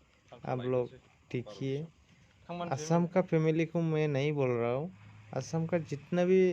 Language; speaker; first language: Hindi; non-native, local second language; Bodo